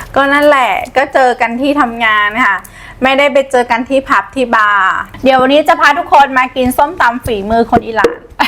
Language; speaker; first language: Thai; native; Thai